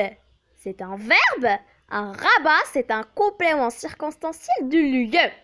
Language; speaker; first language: French; non-native, local second language; Arabic